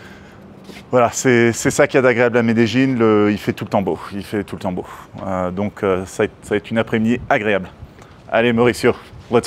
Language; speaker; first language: French; native; French